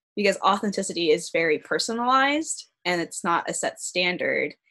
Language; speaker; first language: English; native; English